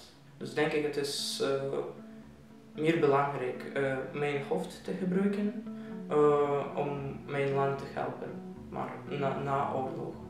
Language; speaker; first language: Dutch; non-native, learner; Russian